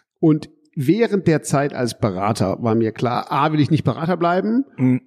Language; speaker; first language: German; early bilingual, heritage; German